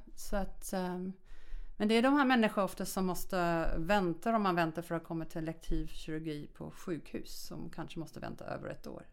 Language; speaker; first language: Swedish; native; Swedish